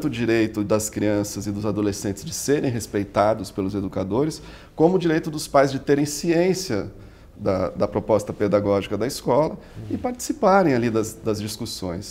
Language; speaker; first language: Portuguese; native; Portuguese